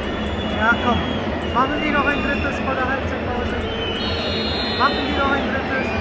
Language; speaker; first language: German; native; German